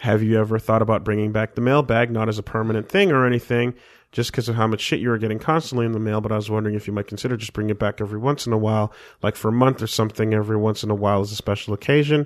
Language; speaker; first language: English; native; English